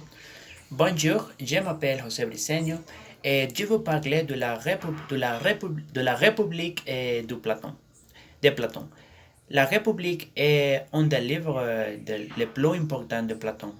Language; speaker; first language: French; non-native, learner; Spanish